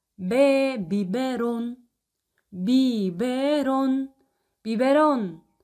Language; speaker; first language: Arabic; non-native, fluent; Turkish